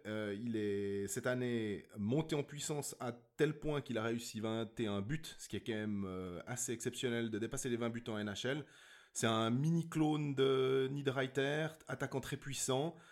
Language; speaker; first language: French; native; French